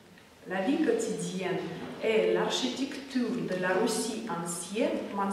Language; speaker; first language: French; non-native, fluent; Russian